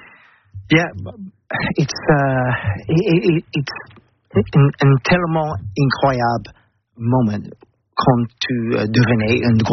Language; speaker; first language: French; non-native, learner; English